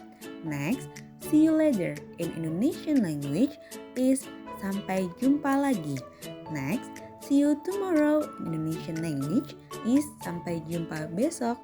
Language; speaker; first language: English; non-native, learner; Indonesian